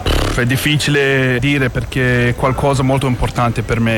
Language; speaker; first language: Italian; non-native, learner; English